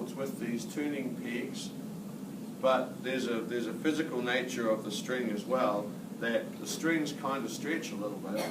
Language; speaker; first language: English; native; English